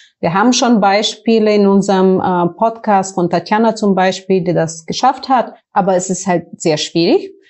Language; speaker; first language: German; non-native, fluent; Bulgarian